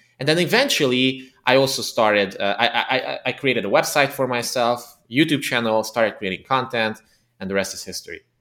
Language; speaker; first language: English; non-native, fluent; Hungarian